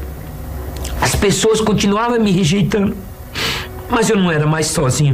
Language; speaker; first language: Portuguese; native; Portuguese